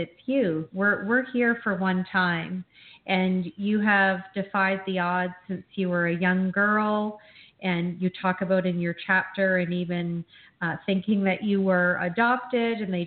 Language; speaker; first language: English; native; English